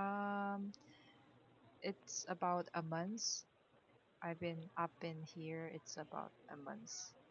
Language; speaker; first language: English; non-native, learner; Korean